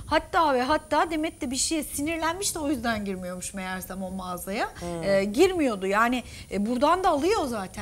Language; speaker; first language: Turkish; native; Turkish